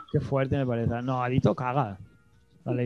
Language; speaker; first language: Catalan; native; Catalan